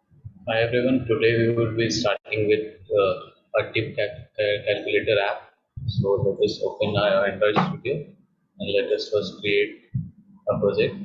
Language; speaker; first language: English; non-native, fluent; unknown